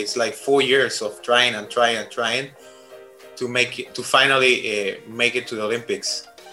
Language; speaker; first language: English; non-native, fluent; Spanish